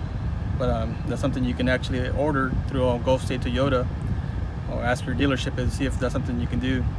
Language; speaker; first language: English; native; English